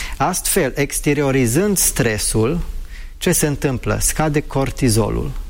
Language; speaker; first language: Romanian; non-native, fluent; English